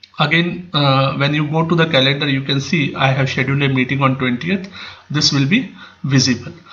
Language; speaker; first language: English; non-native, local second language; Kannada